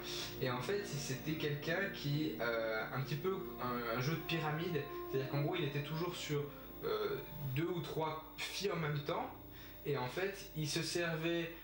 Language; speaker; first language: French; native; French